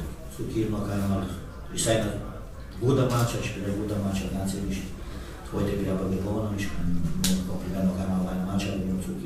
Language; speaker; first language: German; non-native, learner; Romanian